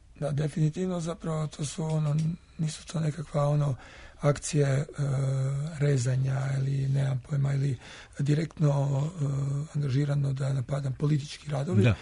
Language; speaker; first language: Croatian; native; Croatian